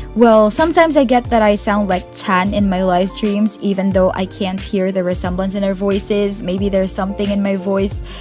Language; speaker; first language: English; non-native, local second language; Filipino